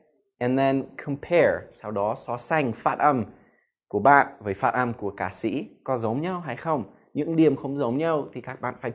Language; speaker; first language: Vietnamese; non-native, fluent; English